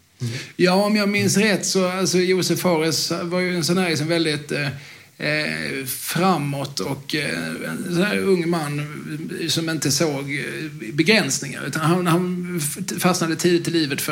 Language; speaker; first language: Swedish; native; Swedish